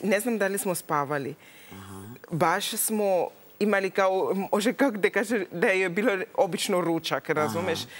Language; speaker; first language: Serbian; non-native, learner; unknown